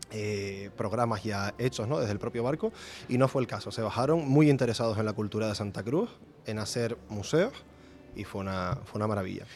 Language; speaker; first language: Spanish; native; Spanish